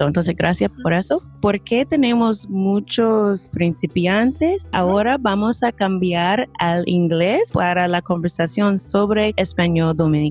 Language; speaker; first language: Spanish; non-native, fluent; English